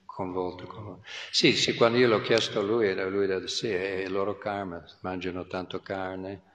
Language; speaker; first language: Italian; non-native, fluent; English